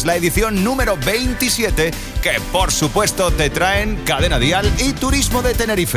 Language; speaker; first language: Spanish; native; Spanish